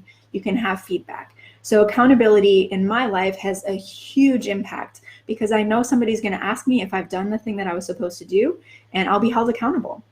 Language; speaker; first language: English; native; English